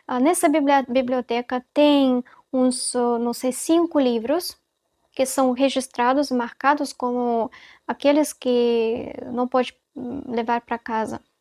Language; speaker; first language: Portuguese; non-native, fluent; Russian